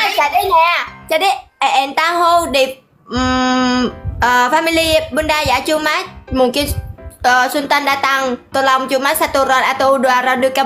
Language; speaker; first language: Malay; non-native, learner; Vietnamese